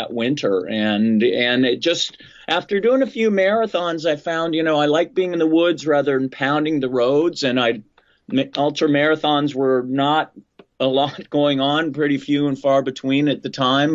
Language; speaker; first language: English; native; English